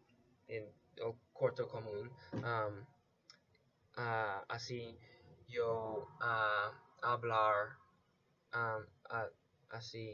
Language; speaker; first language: Spanish; non-native, learner; English